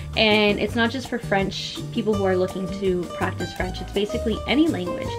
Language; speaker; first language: English; early bilingual, other home language; Spanish